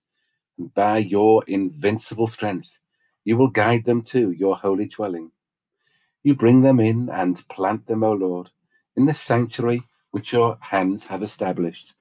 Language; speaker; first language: English; native; English